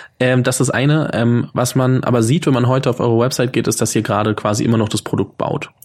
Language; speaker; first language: German; native; German